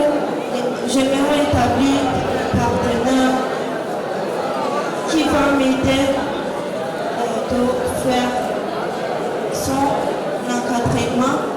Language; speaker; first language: French; non-native, local second language; Rundi